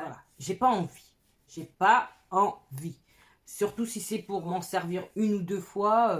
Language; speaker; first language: French; native; French